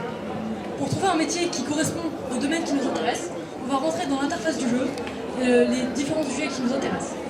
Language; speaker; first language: French; native; French